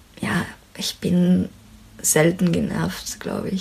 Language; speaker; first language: German; non-native, fluent; French